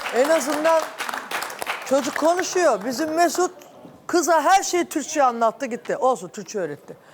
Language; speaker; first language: Turkish; native; Turkish